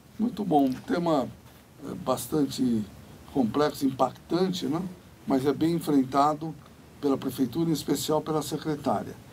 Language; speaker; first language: Portuguese; native; Portuguese